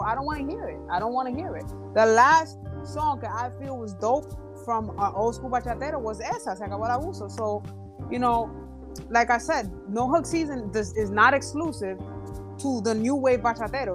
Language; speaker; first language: English; early bilingual, other home language; Spanish